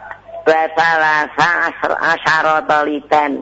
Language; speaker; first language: Arabic; non-native, learner; Indonesian